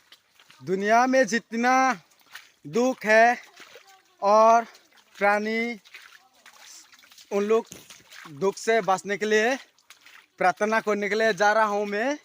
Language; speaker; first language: Hindi; non-native, local second language; Chakma